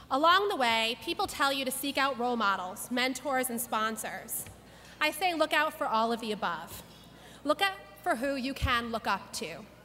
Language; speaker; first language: English; native; English